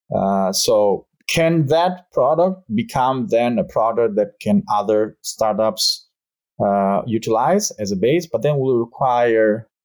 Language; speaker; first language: English; non-native, fluent; Albanian